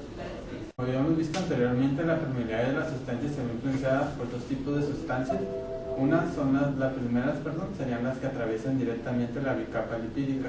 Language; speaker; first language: Spanish; native; Spanish